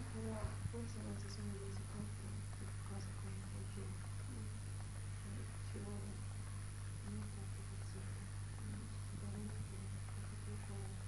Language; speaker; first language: Italian; early bilingual, heritage; Italian